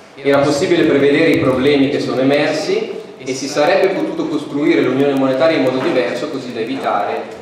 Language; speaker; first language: Italian; native; Italian